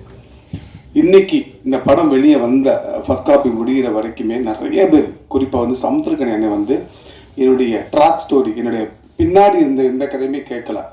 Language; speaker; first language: Tamil; native; Tamil